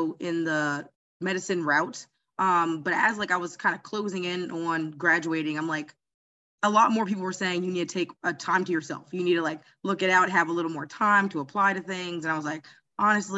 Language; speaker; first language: English; native; English